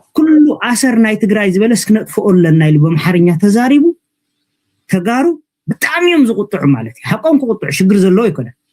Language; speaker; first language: Tigrinya; native; Tigrinya